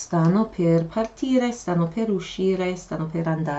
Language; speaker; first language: Italian; non-native, fluent; English